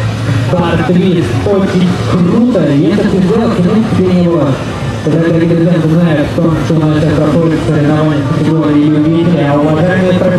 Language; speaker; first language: Russian; native; Russian